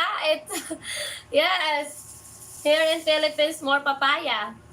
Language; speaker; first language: English; non-native, learner; Filipino